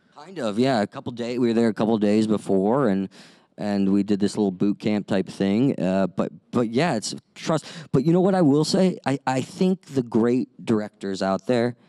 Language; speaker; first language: English; native; English